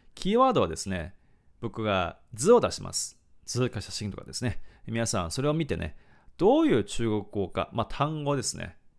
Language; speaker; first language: Japanese; non-native, fluent; Chinese